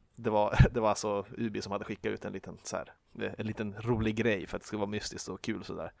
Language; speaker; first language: Swedish; native; Swedish